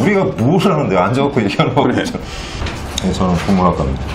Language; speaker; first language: Korean; early bilingual, heritage; Korean